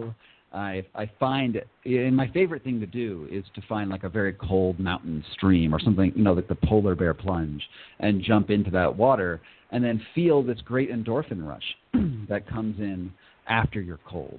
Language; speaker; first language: English; native; English